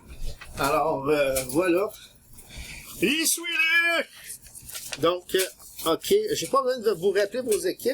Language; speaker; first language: French; native; French